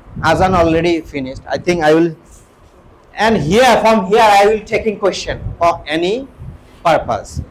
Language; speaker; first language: English; non-native, local second language; Bangla